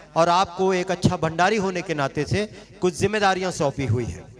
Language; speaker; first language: Hindi; non-native, local second language; Marathi